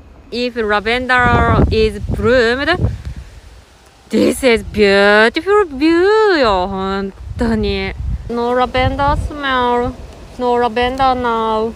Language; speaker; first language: English; non-native, learner; Japanese